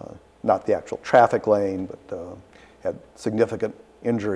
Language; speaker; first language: English; native; English